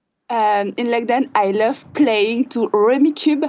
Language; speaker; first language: English; non-native, learner; French